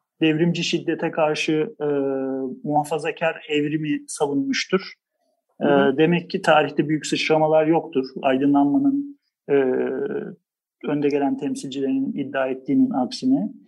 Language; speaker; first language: Turkish; native; Turkish